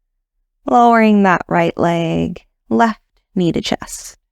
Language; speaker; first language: English; native; English